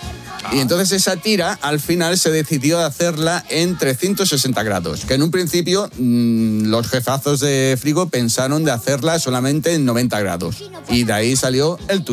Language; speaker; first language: Spanish; native; Spanish